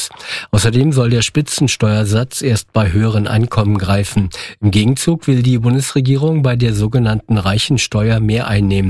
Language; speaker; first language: German; native; German